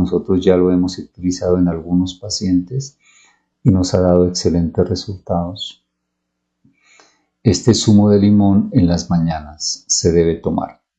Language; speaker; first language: Spanish; native; Spanish